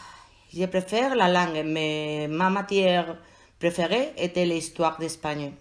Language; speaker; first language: French; non-native, learner; Spanish